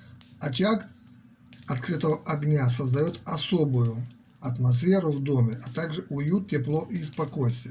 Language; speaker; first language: Russian; native; Russian